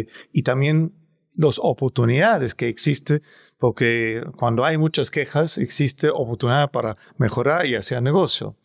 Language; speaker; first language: Spanish; non-native, fluent; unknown